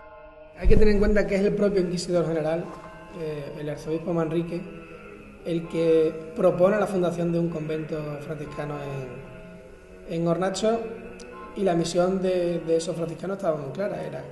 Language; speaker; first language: Spanish; native; Spanish